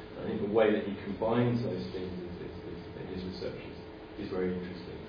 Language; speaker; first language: English; native; English